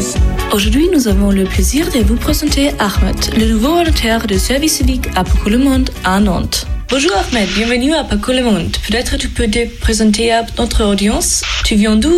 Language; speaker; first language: French; non-native, fluent; German